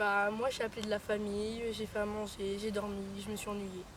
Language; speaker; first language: French; native; French